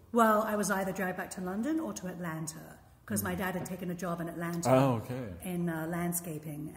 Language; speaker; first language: English; native; English